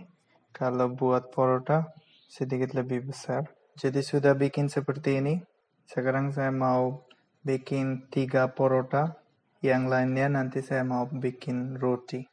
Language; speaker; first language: Indonesian; non-native, fluent; Bangla